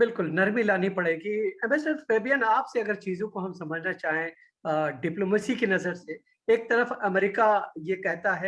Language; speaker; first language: Hindi; native; Hindi